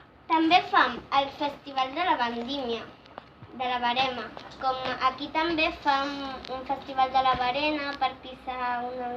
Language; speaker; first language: Catalan; early bilingual, other home language; Spanish